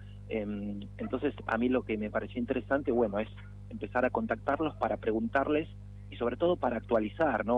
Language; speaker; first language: Spanish; native; Spanish